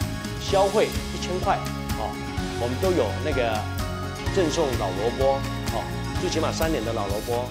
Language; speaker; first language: Chinese; non-native, local second language; Hakka Chinese